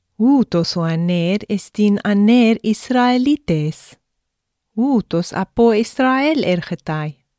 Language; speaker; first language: Greek; non-native, fluent; English